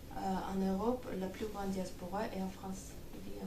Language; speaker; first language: French; non-native, fluent; Armenian